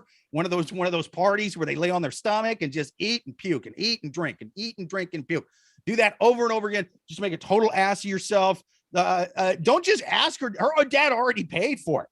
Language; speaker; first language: English; native; English